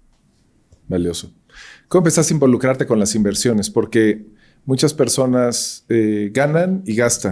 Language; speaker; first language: Spanish; native; Spanish